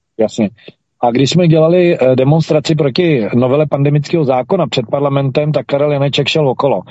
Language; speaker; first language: Czech; native; Czech